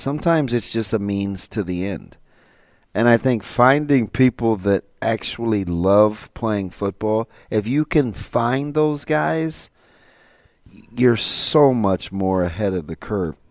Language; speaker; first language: English; native; English